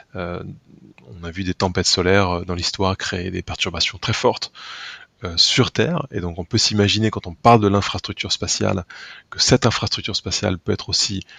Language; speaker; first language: French; native; French